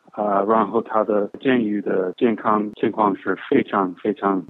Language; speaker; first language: Chinese; non-native, fluent; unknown